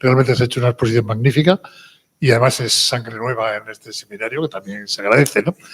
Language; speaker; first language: Spanish; native; Spanish